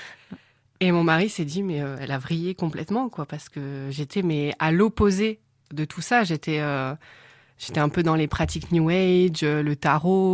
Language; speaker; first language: French; native; French